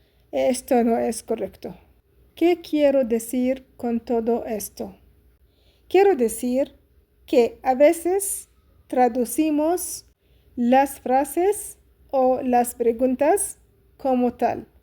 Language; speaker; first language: Spanish; non-native, fluent; Arabic